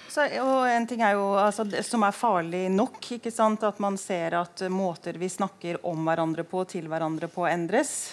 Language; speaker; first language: Norwegian; native; Norwegian